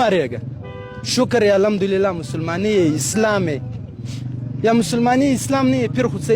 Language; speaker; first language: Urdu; non-native, learner; Pashto